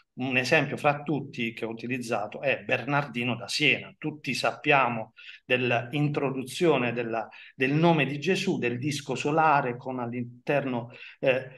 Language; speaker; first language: Italian; native; Italian